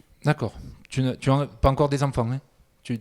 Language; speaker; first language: French; native; French